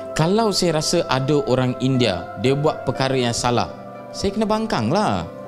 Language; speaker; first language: Malay; non-native, local second language; Tamil